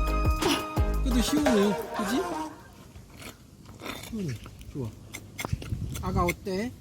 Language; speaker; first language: Korean; native; Korean